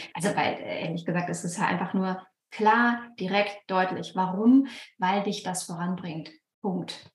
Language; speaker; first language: German; native; German